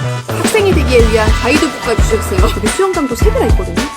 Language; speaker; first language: Korean; native; Korean